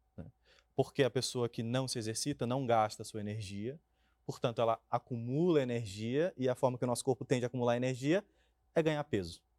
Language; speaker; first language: Portuguese; native; Portuguese